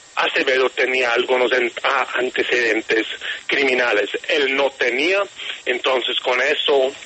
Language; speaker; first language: Spanish; non-native, fluent; English